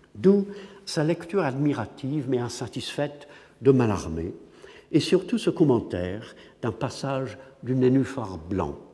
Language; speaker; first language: French; non-native, fluent; English